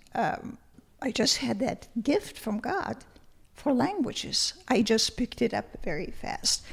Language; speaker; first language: English; early bilingual, other home language; Lithuanian